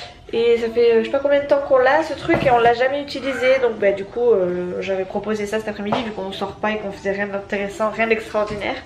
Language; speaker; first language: French; native; French